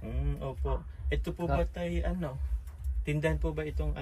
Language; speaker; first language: Filipino; native; Filipino